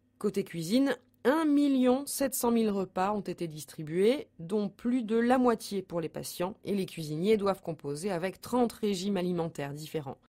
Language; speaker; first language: French; native; French